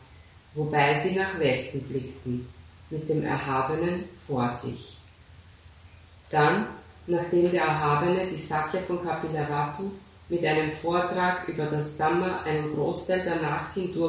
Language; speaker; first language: German; native; German